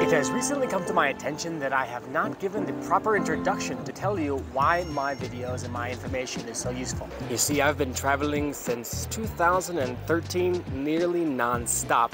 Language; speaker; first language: English; native; English